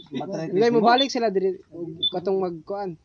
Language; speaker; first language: Filipino; non-native, local second language; Cebuano